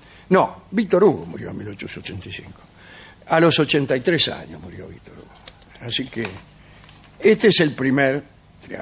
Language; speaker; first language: Spanish; native; Spanish